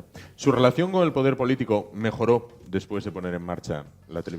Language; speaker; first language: Spanish; native; Spanish